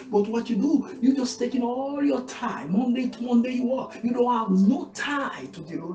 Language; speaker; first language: English; non-native, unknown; Haitian Creole